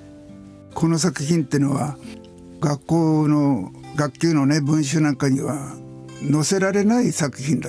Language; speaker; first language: Japanese; native; Japanese